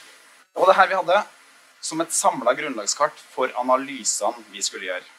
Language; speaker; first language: Norwegian; native; Norwegian